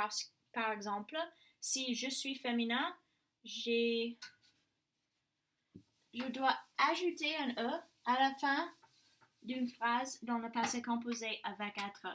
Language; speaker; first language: French; non-native, fluent; English